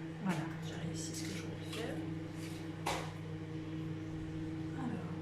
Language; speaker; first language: French; native; French